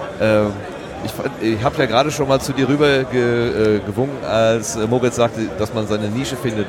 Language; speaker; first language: German; native; German